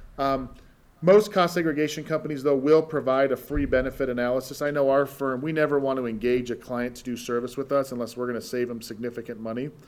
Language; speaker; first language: English; native; English